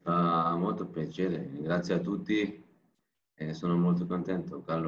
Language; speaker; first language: Italian; non-native, learner; Turkish